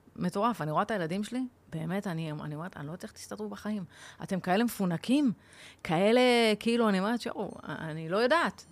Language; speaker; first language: Hebrew; native; Hebrew